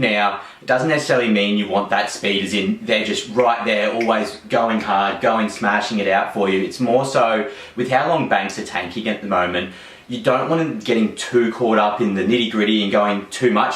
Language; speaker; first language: English; native; English